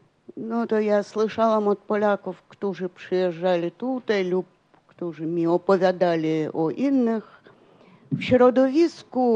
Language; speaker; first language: Polish; non-native, fluent; Russian